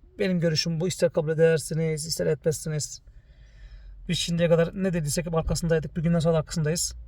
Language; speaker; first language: Turkish; early bilingual, heritage; Turkish